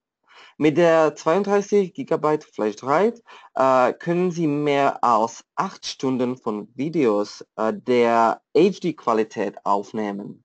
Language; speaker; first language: German; non-native, fluent; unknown